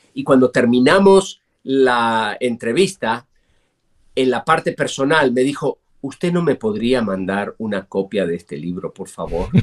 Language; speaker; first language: Spanish; native; Spanish